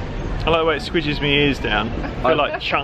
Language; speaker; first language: English; native; English